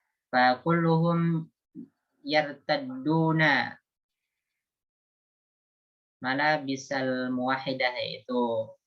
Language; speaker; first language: Arabic; non-native, learner; Indonesian